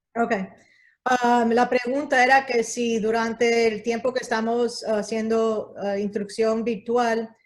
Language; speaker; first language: Spanish; early bilingual, heritage; Spanish